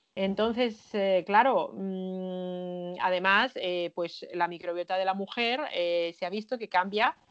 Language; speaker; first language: Spanish; non-native, fluent; Finnish